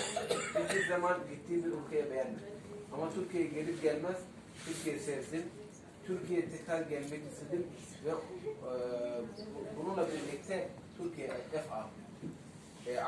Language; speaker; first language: Turkish; non-native, fluent; Somali